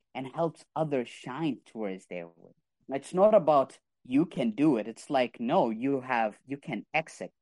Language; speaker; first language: English; non-native, fluent; Arabic